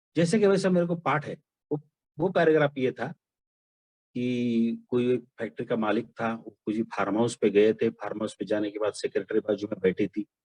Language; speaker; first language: Hindi; non-native, local second language; Marathi